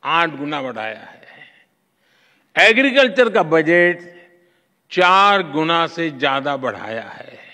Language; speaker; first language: Hindi; non-native, local second language; Gujarati